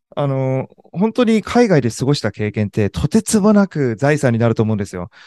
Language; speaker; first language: Japanese; native; Japanese